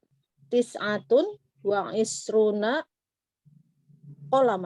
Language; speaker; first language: Arabic; non-native, learner; Indonesian